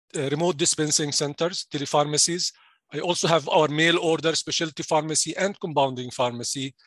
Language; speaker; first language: English; non-native, fluent; Arabic